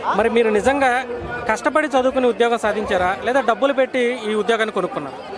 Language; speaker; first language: Telugu; native; Telugu